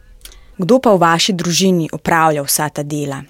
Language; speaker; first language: Slovenian; native; Slovenian